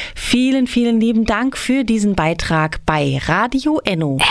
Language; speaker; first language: German; native; German